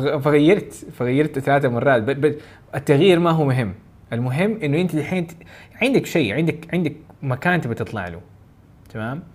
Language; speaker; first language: Arabic; native; Arabic